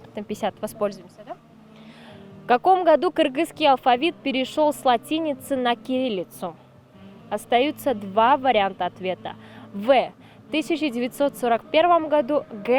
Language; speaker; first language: Russian; native; Russian